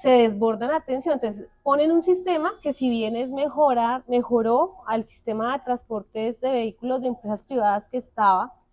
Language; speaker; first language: Spanish; native; Spanish